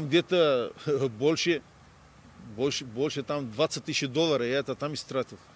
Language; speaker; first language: Russian; non-native, learner; Turkish